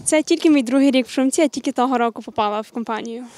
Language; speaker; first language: Ukrainian; early bilingual, other home language; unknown